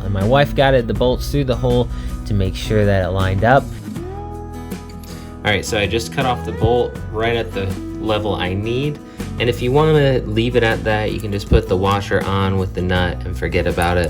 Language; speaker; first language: English; native; English